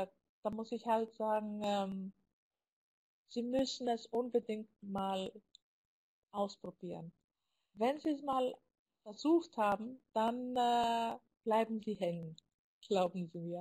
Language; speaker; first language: German; non-native, fluent; Greek